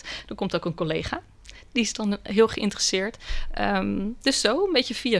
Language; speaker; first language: Dutch; native; Dutch